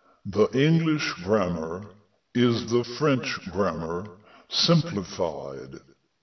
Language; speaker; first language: English; native; English